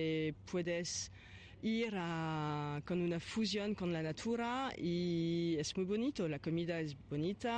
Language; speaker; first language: Spanish; non-native, fluent; French